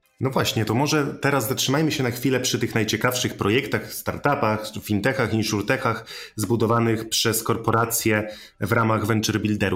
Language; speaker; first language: Polish; native; Polish